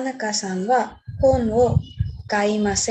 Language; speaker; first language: Japanese; non-native, learner; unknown